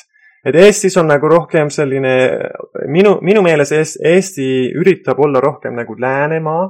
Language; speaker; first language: Estonian; non-native, fluent; Persian